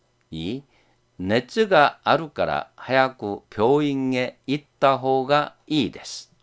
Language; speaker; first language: Japanese; non-native, fluent; Korean